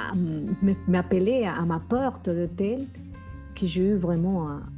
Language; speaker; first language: French; non-native, fluent; Spanish